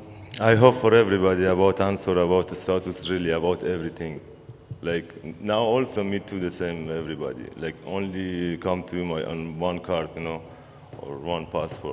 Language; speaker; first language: English; non-native, learner; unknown